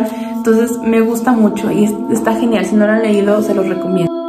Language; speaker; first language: Spanish; native; Spanish